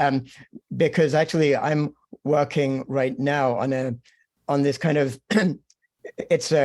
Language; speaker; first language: English; native; English